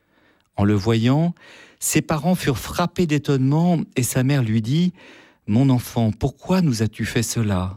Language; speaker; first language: French; native; French